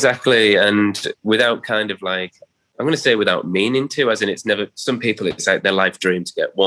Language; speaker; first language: English; native; English